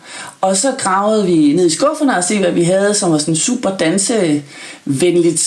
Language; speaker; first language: Danish; native; Danish